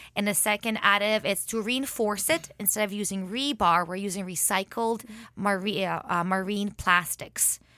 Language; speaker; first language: English; early bilingual, other home language; Hebrew